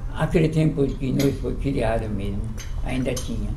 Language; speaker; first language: Portuguese; non-native, fluent; Japanese